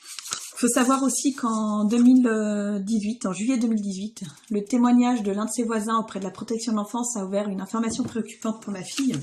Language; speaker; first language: French; native; French